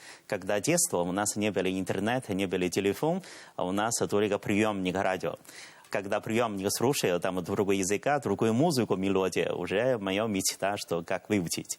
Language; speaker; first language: Russian; non-native, learner; Chinese